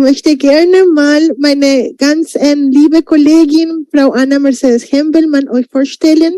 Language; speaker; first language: German; non-native, fluent; Spanish